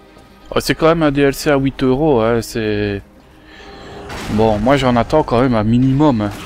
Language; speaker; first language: French; native; French